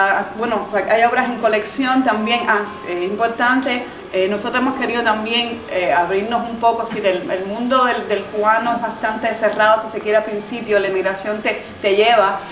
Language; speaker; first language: Spanish; native; Spanish